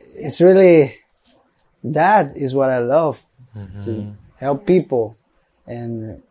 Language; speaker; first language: English; non-native, learner; Spanish